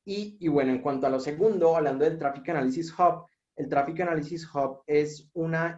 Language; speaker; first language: Spanish; native; Spanish